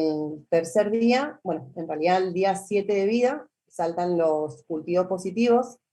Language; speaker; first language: Spanish; native; Spanish